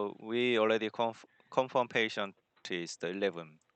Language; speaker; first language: English; non-native, learner; Korean